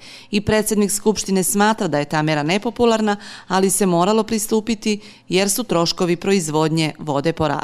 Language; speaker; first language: Serbian; native; Serbian